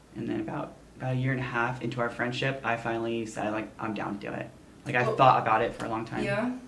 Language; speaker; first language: English; native; English